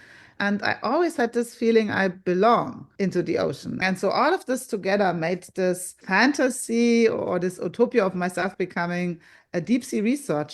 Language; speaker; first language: English; non-native, fluent; German